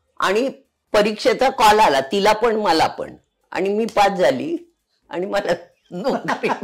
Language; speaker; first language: Marathi; non-native, local second language; Konkani